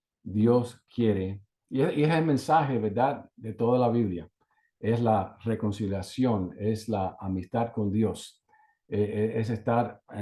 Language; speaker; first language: Spanish; native; Spanish